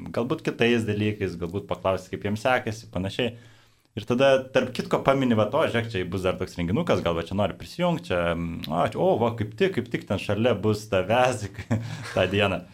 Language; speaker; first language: Lithuanian; native; Lithuanian